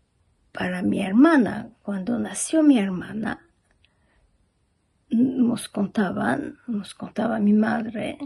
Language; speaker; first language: Spanish; early bilingual, heritage; Ladino